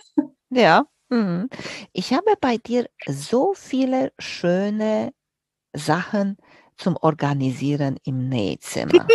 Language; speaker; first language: German; non-native, fluent; Romanian